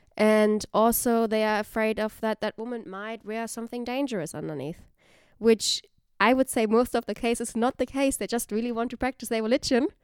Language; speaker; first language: English; non-native, fluent; German